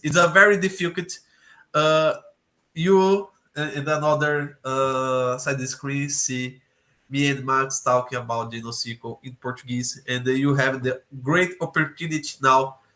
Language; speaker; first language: English; non-native, learner; Portuguese